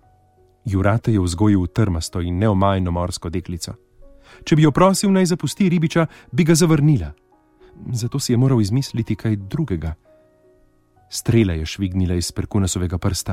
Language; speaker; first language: Slovenian; native; Slovenian